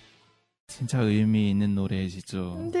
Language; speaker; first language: Korean; non-native, fluent; Vietnamese